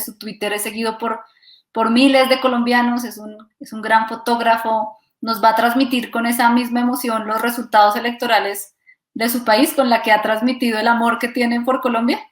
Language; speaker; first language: Spanish; native; Spanish